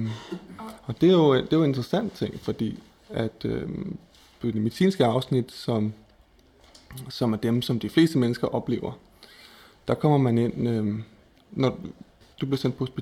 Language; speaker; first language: Danish; native; Danish